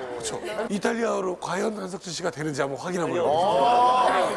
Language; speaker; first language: Korean; native; Korean